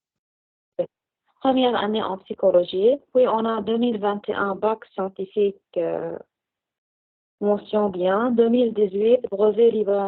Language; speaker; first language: French; non-native, learner; Arabic